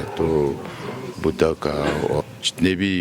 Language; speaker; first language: Hindi; non-native, local second language; Tibetan